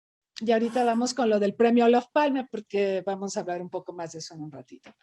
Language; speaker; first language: Spanish; native; Spanish